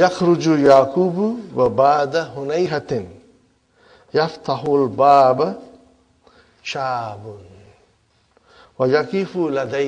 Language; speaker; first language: Arabic; non-native, fluent; English